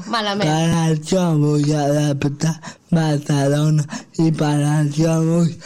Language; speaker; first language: Catalan; non-native, local second language; Spanish